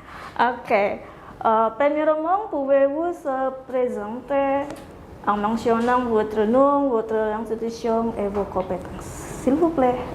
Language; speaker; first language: French; non-native, learner; Indonesian